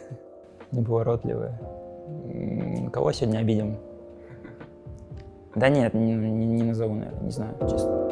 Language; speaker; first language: Russian; native; Russian